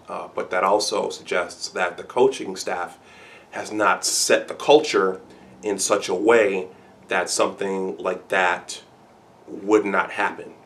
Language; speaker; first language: English; native; English